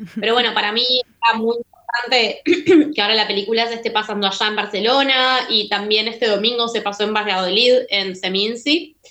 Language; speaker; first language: Spanish; native; Spanish